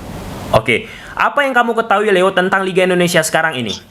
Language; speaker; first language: Indonesian; native; Indonesian